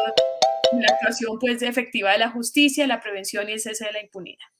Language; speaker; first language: Spanish; native; Spanish